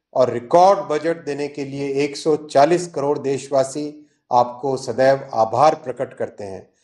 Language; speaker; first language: Hindi; native; Hindi